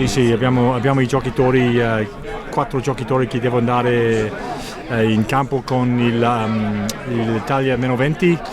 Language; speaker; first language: Italian; non-native, learner; English